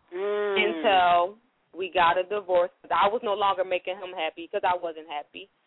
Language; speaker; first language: English; native; English